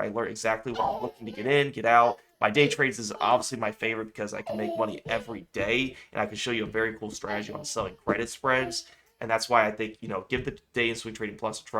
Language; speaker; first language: English; native; English